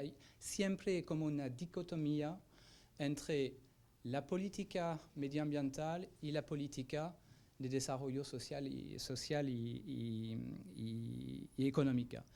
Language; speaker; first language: Spanish; non-native, fluent; French